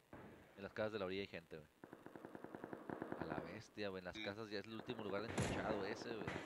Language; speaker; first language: Spanish; native; Spanish